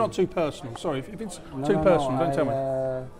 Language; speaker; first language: English; native; English